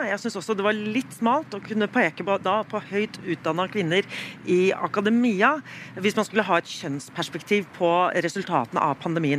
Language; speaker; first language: Norwegian; native; Norwegian